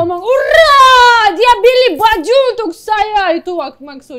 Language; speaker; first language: Indonesian; non-native, learner; Russian